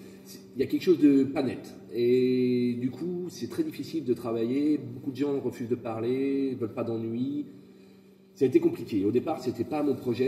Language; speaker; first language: French; native; French